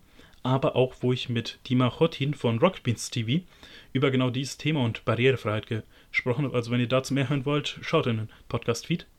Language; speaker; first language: German; native; German